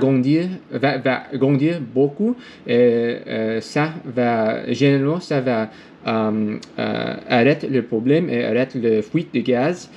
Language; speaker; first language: French; non-native, learner; English